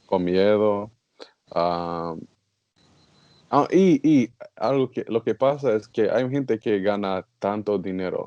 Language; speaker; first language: Spanish; non-native, learner; English